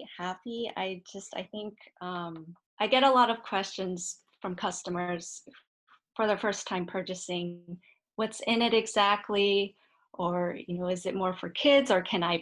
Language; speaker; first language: English; native; English